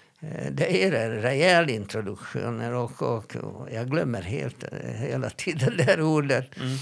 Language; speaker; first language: Swedish; non-native, fluent; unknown